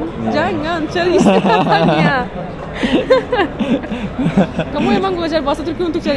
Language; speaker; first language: Indonesian; non-native, fluent; Turkish